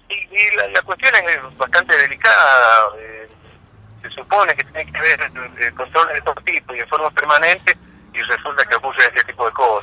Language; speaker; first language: Spanish; native; Spanish